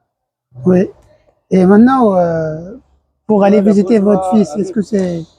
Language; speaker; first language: French; non-native, learner; Arabic